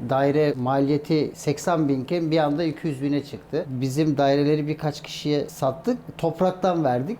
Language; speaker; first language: Turkish; early bilingual, heritage; Turkish